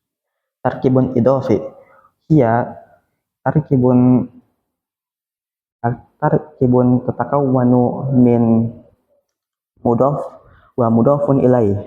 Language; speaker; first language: Arabic; non-native, learner; Indonesian